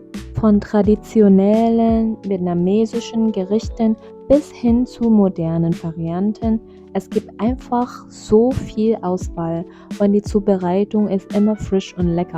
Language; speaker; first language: German; non-native, fluent; Vietnamese